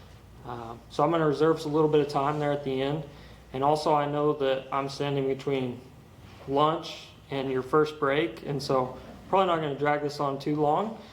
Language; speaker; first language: English; native; English